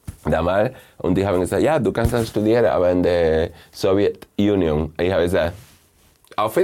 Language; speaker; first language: German; non-native, fluent; Spanish